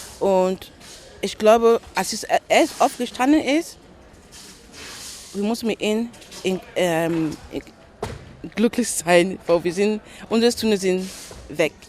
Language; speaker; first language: German; non-native, learner; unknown